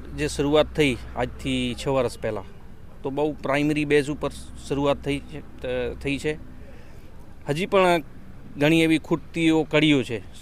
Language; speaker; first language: Gujarati; non-native, local second language; Kachhi